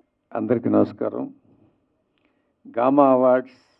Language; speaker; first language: Telugu; native; Telugu